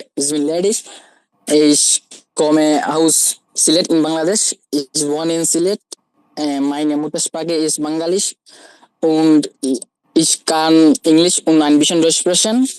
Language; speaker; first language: German; non-native, learner; Bangla